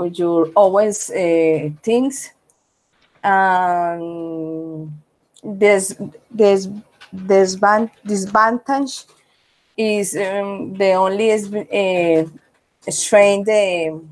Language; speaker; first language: English; non-native, learner; Spanish